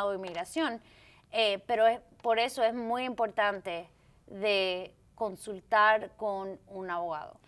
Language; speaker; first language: Spanish; early bilingual, heritage; Spanish